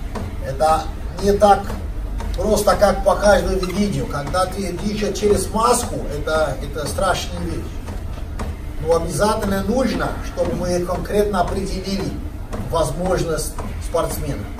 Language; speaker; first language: Russian; non-native, fluent; Portuguese